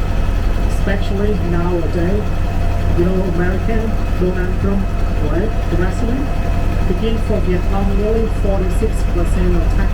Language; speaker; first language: English; non-native, learner; Vietnamese